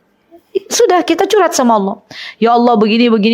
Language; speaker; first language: Indonesian; native; Indonesian